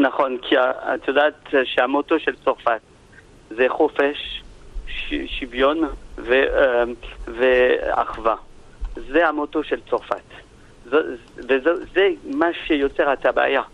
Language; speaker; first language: Hebrew; non-native, fluent; French